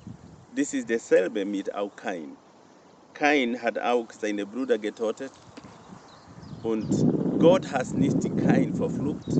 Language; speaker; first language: German; non-native, fluent; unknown